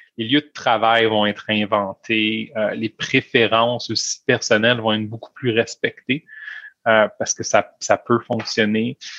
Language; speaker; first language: French; native; French